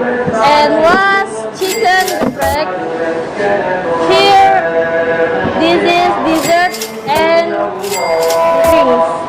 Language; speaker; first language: English; non-native, learner; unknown